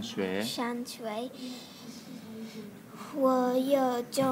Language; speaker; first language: Chinese; non-native, learner; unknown